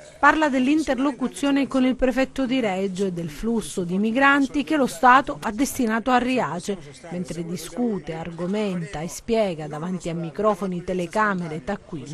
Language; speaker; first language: Italian; native; Italian